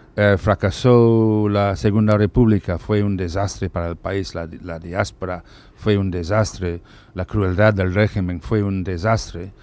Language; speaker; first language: Spanish; non-native, fluent; English